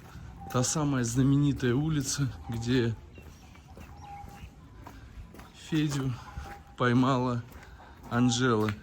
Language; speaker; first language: Russian; native; Russian